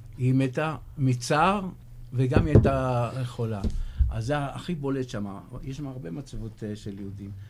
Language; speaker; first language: Hebrew; early bilingual, other home language; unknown